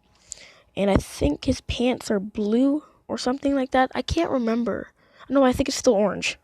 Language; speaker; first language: English; native; English